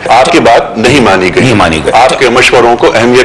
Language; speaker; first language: Urdu; native; Urdu